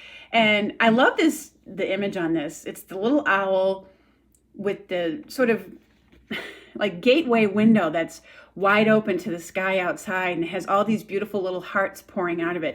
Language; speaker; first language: English; native; English